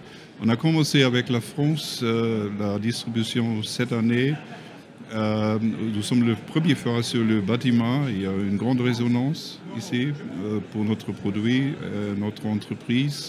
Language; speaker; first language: French; non-native, learner; German